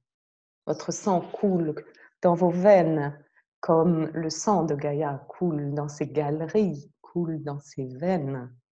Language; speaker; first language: French; native; French